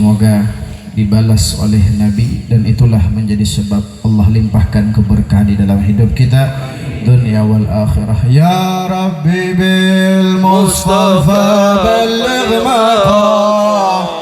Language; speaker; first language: Indonesian; non-native, local second language; Banjar